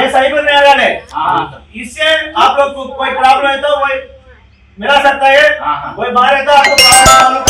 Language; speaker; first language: Hindi; non-native, local second language; Telugu